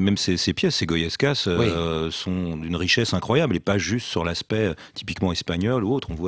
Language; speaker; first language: French; native; French